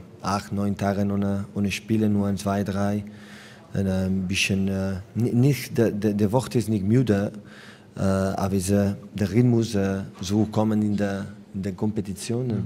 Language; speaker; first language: German; non-native, learner; Catalan